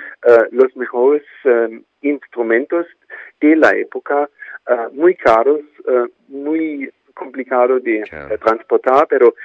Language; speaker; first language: Spanish; non-native, fluent; German